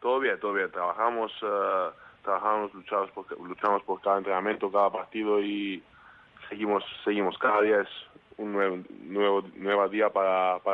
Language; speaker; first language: Spanish; non-native, learner; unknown